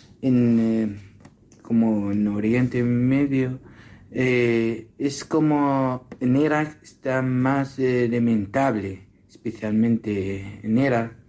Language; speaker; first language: Spanish; non-native, learner; Assyrian Neo-Aramaic